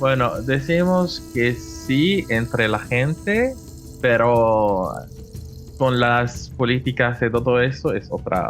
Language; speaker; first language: Spanish; non-native, fluent; Arabic